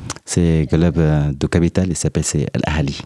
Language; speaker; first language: French; non-native, learner; Arabic